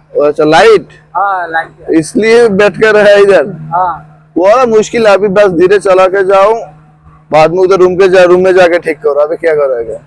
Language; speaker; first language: Hindi; non-native, fluent; Bangla